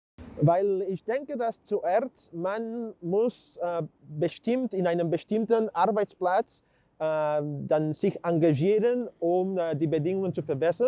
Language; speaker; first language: German; non-native, fluent; Catalan